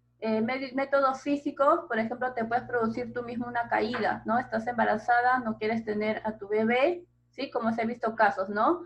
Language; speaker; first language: Spanish; native; Spanish